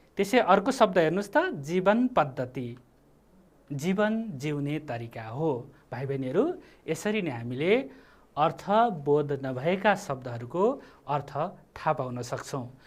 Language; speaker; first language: Nepali; native; Nepali